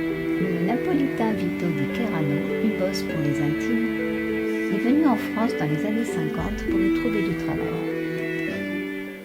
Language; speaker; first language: French; native; French